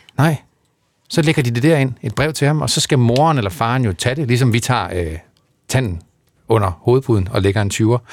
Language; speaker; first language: Danish; native; Danish